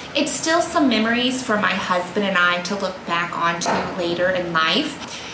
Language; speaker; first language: English; native; English